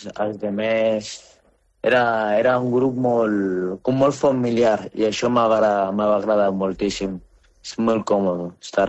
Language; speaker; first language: Catalan; non-native, fluent; Arabic